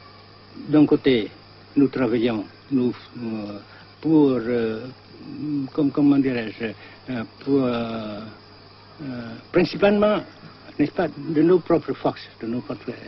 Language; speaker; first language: French; non-native, fluent; Vietnamese